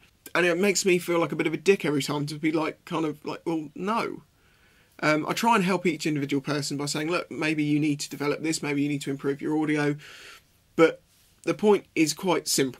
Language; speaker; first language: English; native; English